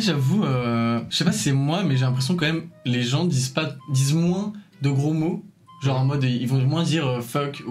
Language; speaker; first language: French; native; French